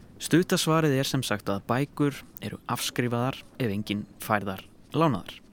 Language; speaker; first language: Icelandic; native; Icelandic